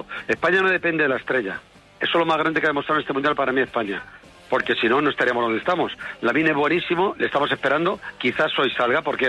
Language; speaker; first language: Spanish; native; Spanish